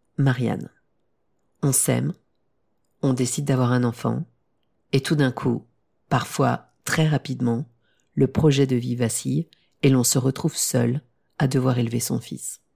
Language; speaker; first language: French; native; French